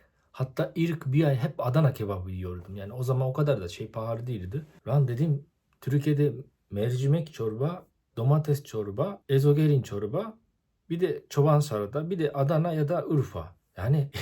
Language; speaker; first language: Turkish; non-native, fluent; Japanese